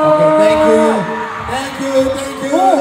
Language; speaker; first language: English; non-native, learner; Korean